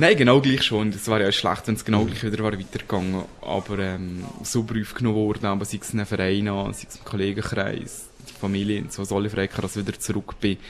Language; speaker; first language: German; native; German